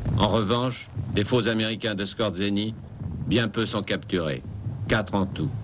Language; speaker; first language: French; native; French